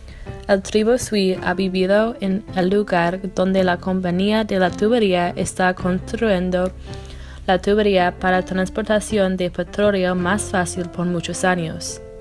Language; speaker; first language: Spanish; non-native, learner; English